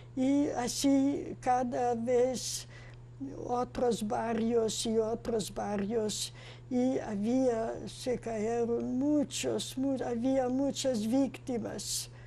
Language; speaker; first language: Spanish; non-native, fluent; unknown